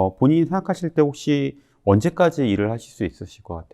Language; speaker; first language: Korean; native; Korean